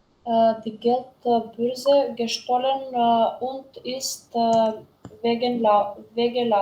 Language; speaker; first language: German; non-native, learner; Macedonian